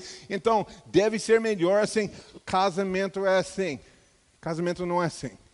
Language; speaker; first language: Portuguese; non-native, fluent; English